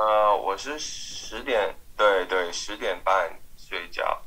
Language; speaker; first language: Chinese; non-native, learner; English